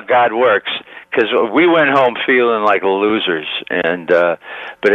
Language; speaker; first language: English; native; English